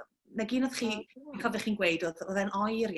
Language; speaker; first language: Welsh; native; Welsh